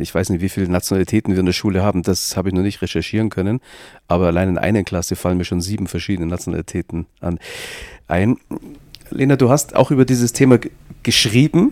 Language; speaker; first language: German; native; German